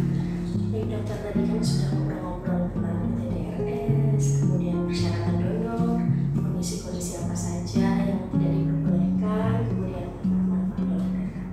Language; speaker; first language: Indonesian; native; Indonesian